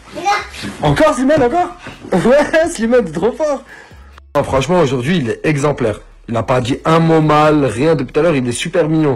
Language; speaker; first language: French; native; French